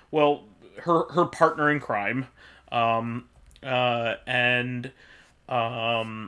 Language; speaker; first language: English; native; English